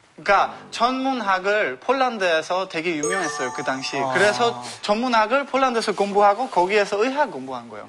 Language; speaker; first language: Korean; non-native, fluent; Polish